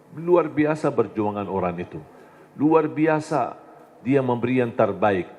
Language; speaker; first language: Indonesian; non-native, fluent; Arabic